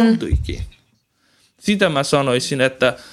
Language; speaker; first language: Finnish; non-native, learner; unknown